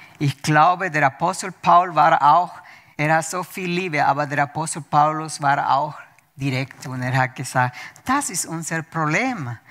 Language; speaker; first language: German; non-native, fluent; Spanish